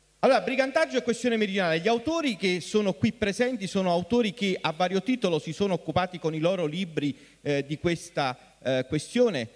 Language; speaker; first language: Italian; native; Italian